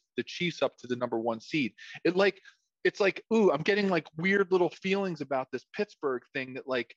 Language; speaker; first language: English; native; English